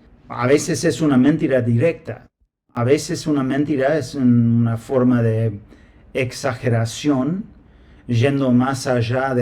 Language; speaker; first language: Spanish; non-native, fluent; English